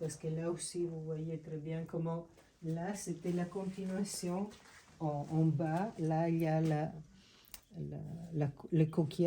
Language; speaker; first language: French; non-native, fluent; Italian